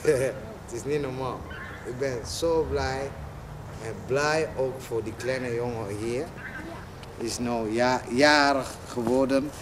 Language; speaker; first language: Dutch; non-native, learner; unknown